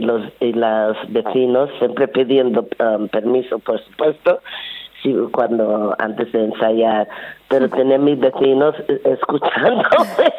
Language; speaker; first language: Spanish; non-native, fluent; English